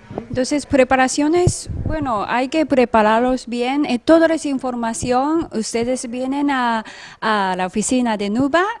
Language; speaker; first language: Spanish; non-native, fluent; Japanese